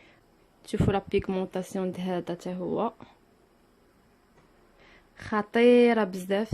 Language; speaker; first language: Arabic; native; Arabic